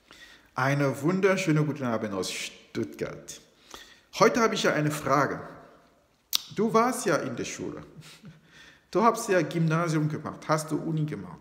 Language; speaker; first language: German; non-native, fluent; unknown